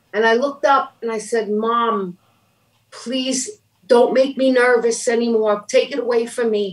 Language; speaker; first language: English; native; English